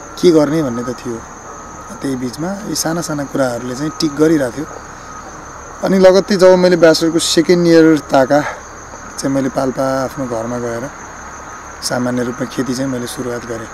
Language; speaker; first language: Nepali; native; Nepali